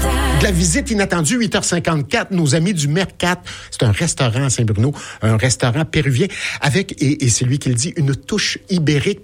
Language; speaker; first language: French; native; French